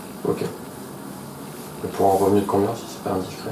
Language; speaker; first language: French; native; French